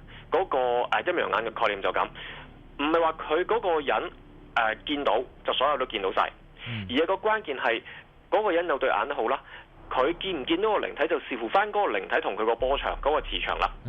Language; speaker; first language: Cantonese; native; Cantonese